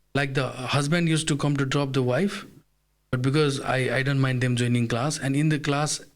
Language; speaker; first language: English; non-native, fluent; Nepali